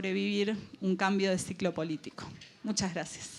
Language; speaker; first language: Spanish; native; Spanish